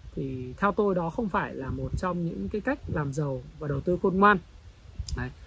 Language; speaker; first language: Vietnamese; native; Vietnamese